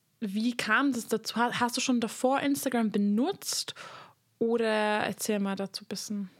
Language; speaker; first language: German; non-native, fluent; Hungarian